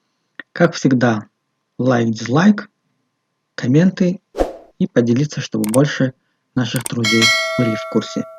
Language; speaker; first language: Russian; non-native, local second language; Tajik